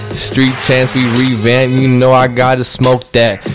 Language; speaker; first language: English; native; English